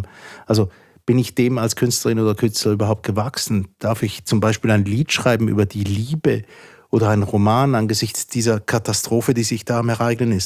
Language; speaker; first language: German; native; German